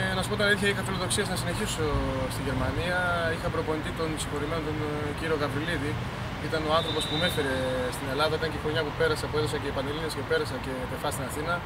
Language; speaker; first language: Greek; early bilingual, heritage; Greek